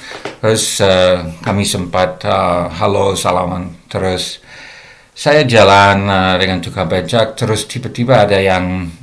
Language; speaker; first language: Indonesian; non-native, fluent; English